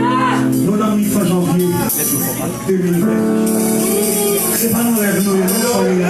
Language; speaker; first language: French; non-native, local second language; Haitian Creole